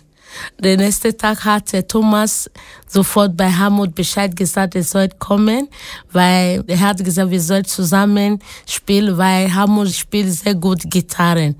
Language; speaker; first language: German; non-native, learner; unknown